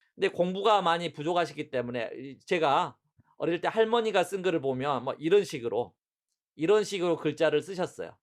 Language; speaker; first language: Korean; native; Korean